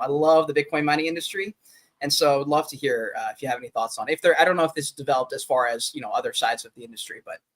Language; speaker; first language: English; native; English